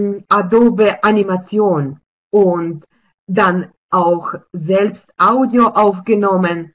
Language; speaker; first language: German; non-native, fluent; Russian